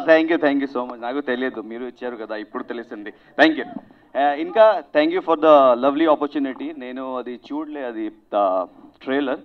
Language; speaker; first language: Telugu; non-native, learner; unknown